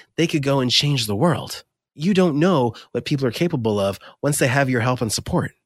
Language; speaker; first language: English; native; English